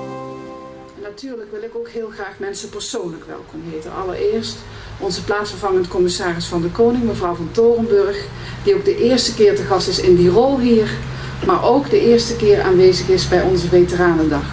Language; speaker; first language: Dutch; native; Dutch